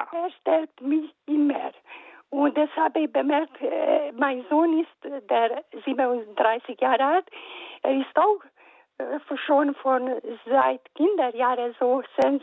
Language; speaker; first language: German; non-native, fluent; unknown